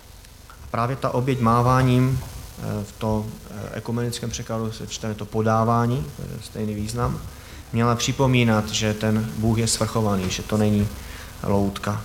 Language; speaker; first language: Czech; native; Czech